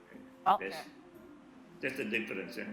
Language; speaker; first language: English; non-native, learner; Indonesian